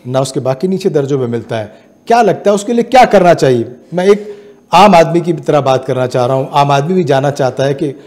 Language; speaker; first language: Hindi; native; Hindi